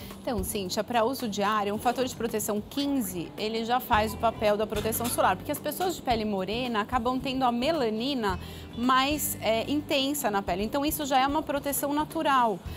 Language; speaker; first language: Portuguese; native; Portuguese